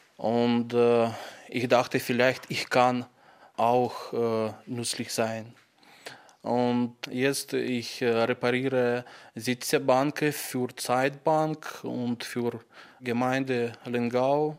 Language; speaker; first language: German; non-native, learner; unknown